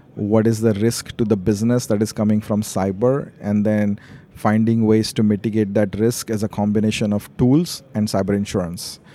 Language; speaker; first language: English; non-native, local second language; Marathi